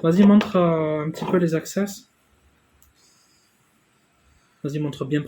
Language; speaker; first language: French; native; French